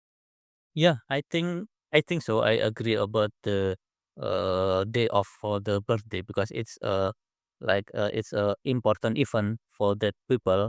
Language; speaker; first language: English; non-native, learner; Indonesian